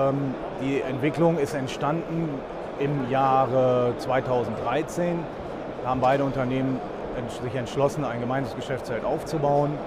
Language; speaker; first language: German; native; German